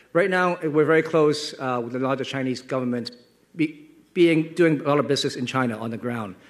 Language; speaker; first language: English; non-native, local second language; Cantonese